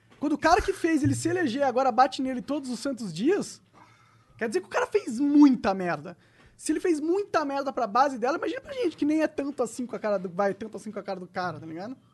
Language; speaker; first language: Portuguese; native; Portuguese